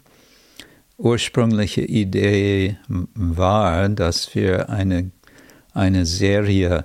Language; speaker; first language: German; non-native, fluent; English